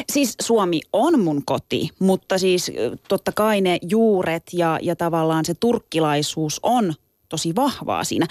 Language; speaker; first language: Finnish; early bilingual, other home language; Turkish